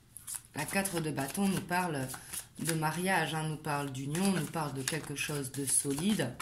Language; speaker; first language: French; native; French